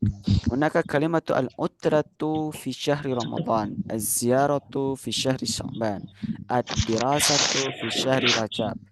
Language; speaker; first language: Arabic; non-native, fluent; Indonesian